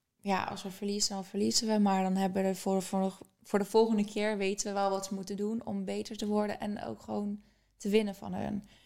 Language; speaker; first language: Dutch; early bilingual, other home language; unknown